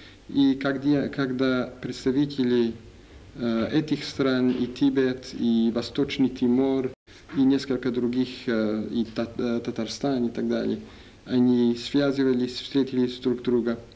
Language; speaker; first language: Russian; non-native, learner; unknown